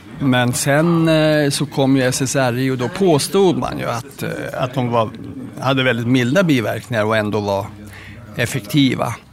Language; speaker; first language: Swedish; native; Swedish